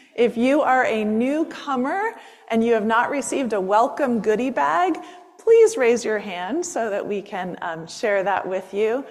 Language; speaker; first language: English; native; English